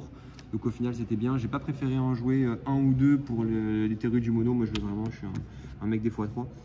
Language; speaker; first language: French; native; French